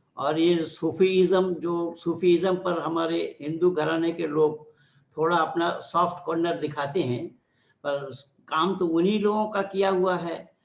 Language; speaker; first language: Hindi; non-native, local second language; Bangla